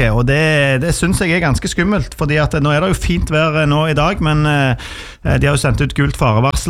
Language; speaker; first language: Norwegian; native; Norwegian